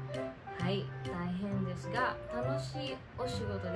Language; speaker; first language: Japanese; non-native, fluent; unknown